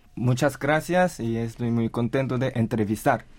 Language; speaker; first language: Spanish; non-native, learner; Korean